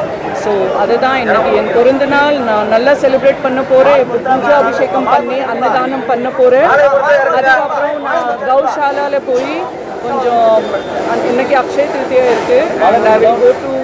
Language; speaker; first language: Tamil; non-native, fluent; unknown